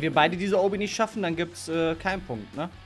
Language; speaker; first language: German; native; German